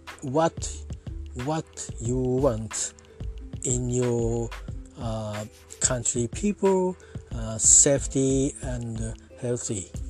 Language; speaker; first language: English; non-native, learner; Japanese